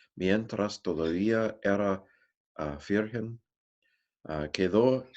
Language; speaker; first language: Spanish; non-native, learner; English